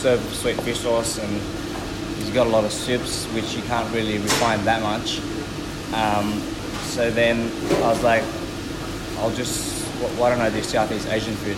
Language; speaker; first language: English; native; English